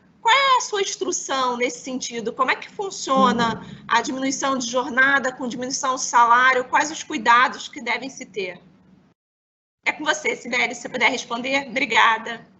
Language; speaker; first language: Portuguese; native; Portuguese